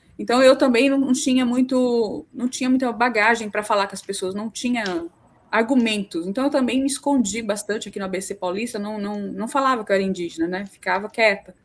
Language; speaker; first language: Portuguese; native; Portuguese